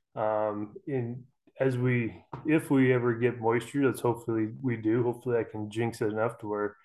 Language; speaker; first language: English; native; English